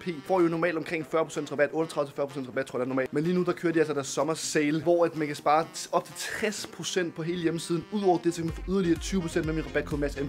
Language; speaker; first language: Danish; native; Danish